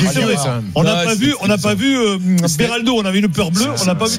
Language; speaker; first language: French; native; French